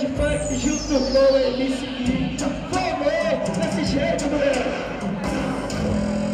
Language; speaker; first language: Portuguese; native; Portuguese